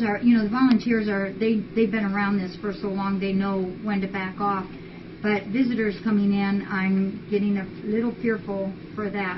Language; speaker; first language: English; native; English